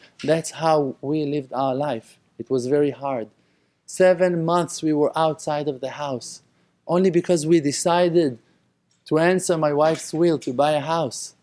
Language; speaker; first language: English; non-native, fluent; Hebrew